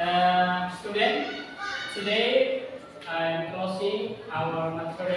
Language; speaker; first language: English; non-native, learner; Indonesian